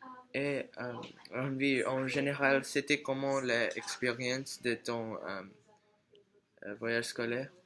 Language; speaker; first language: French; non-native, learner; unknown